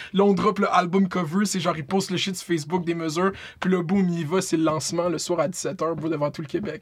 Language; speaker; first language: French; native; French